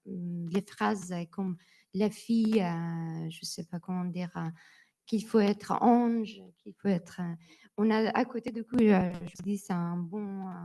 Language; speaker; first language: French; non-native, learner; Persian